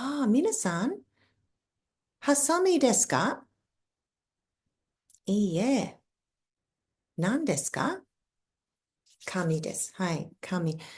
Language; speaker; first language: Japanese; non-native, fluent; English